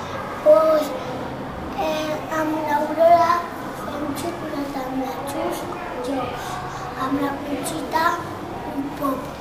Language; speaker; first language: Catalan; early bilingual, other home language; Spanish